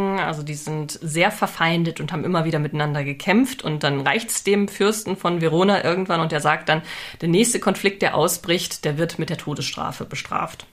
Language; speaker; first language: German; native; German